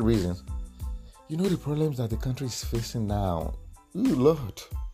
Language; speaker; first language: English; non-native, local second language; Yoruba